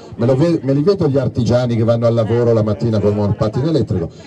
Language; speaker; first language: Italian; native; Italian